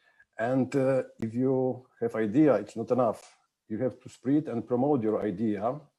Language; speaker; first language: English; non-native, fluent; Polish